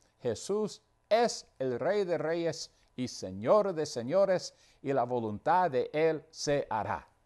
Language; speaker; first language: Spanish; non-native, fluent; English